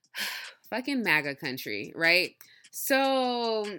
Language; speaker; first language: English; early bilingual, other home language; Yoruba